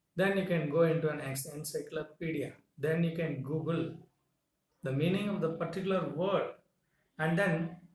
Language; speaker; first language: English; non-native, local second language; Tamil